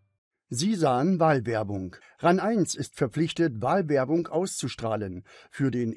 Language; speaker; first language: German; native; German